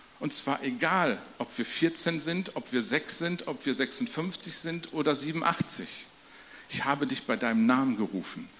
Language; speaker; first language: German; native; German